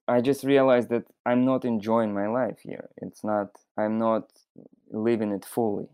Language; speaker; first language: English; non-native, fluent; Russian